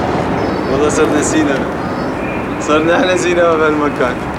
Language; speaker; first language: Arabic; native; Arabic